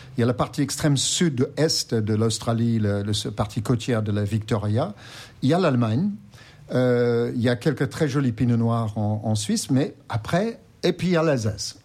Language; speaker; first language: French; non-native, fluent; English